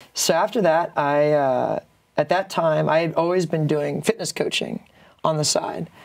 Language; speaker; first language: English; native; English